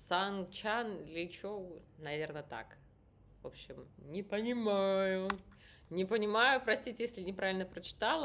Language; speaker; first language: Russian; native; Russian